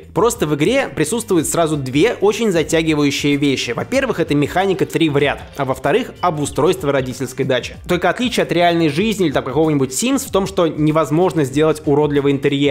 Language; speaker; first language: Russian; native; Russian